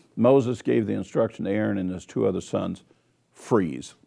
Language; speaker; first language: English; native; English